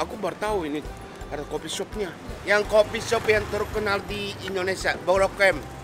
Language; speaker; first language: Indonesian; non-native, fluent; Japanese